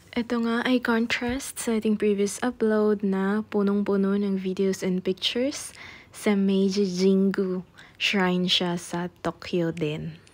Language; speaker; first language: Filipino; non-native, local second language; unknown